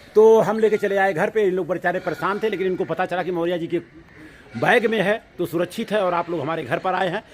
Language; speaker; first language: Hindi; native; Hindi